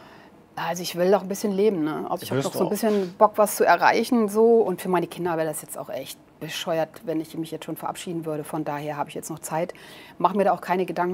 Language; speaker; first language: German; native; German